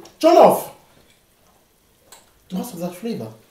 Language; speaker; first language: German; early bilingual, other home language; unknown